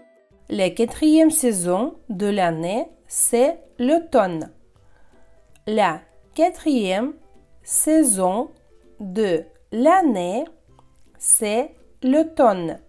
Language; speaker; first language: French; non-native, fluent; Russian